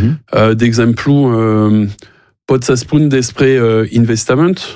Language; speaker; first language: Romanian; non-native, learner; French